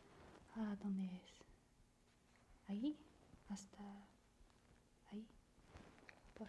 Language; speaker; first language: Spanish; non-native, learner; English